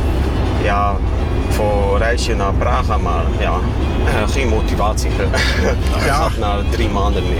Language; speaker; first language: Dutch; non-native, fluent; Kashubian